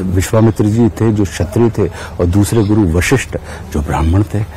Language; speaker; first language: Hindi; native; Hindi